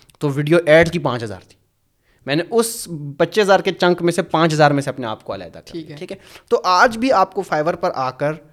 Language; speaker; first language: Urdu; native; Urdu